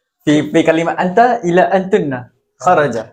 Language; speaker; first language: Arabic; non-native, learner; Malay